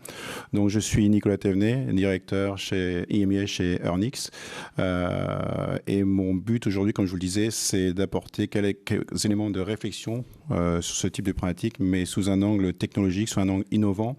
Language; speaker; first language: French; native; French